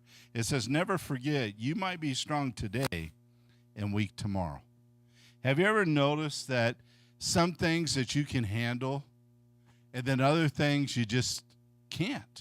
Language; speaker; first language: English; native; English